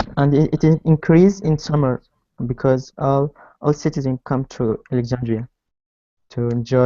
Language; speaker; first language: English; non-native, learner; Arabic